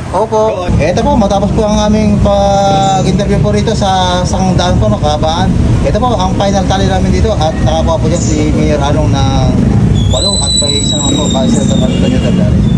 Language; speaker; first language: Filipino; native; Filipino